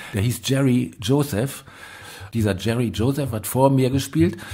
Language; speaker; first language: German; native; German